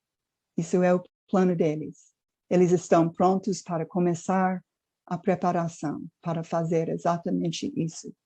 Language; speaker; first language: Portuguese; non-native, fluent; English